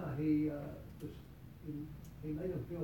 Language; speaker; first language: English; native; English